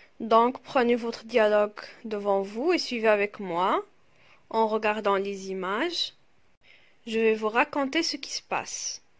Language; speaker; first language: French; non-native, local second language; Arabic